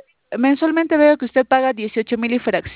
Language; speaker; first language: Spanish; native; Spanish